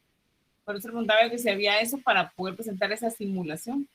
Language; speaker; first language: Spanish; native; Spanish